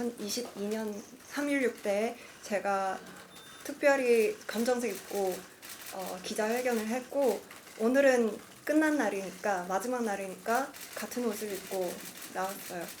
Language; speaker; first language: Korean; non-native, fluent; Cantonese